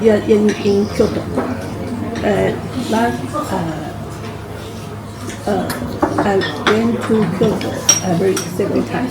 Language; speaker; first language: English; non-native, learner; Chinese